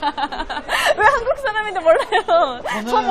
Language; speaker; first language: Korean; non-native, fluent; Japanese